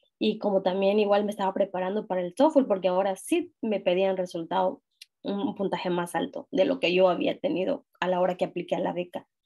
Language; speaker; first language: Spanish; non-native, local second language; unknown